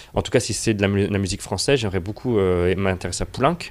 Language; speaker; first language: French; native; French